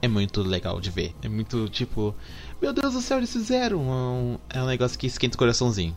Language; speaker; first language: Portuguese; native; Portuguese